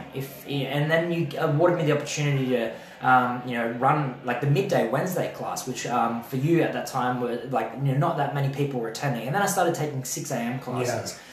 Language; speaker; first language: English; native; English